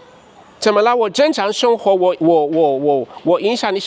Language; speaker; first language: Chinese; non-native, fluent; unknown